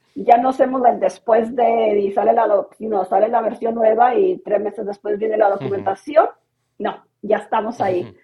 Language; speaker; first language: Spanish; native; Spanish